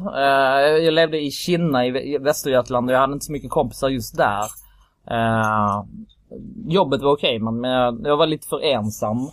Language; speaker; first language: Swedish; early bilingual, other home language; Kurdish